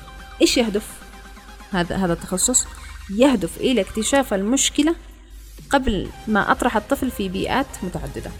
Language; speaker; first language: Arabic; native; Arabic